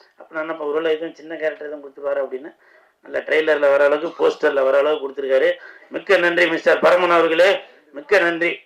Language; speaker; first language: Tamil; native; Tamil